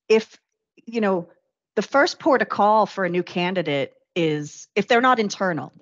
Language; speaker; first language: English; native; English